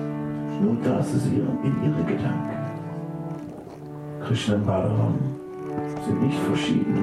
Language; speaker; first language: German; non-native, fluent; Dutch